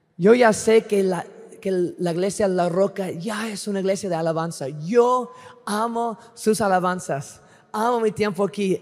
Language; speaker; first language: Spanish; non-native, fluent; English